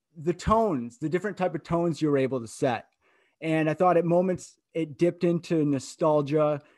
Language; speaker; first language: English; native; English